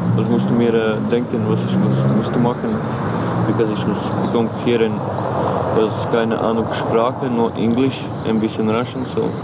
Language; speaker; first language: German; non-native, learner; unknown